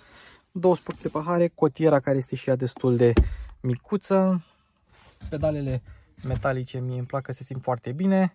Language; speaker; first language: Romanian; native; Romanian